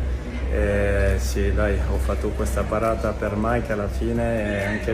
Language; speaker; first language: Italian; non-native, fluent; French